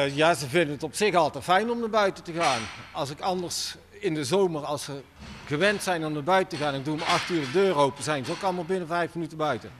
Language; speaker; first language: Dutch; native; Dutch